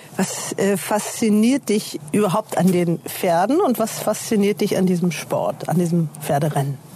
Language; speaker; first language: German; native; German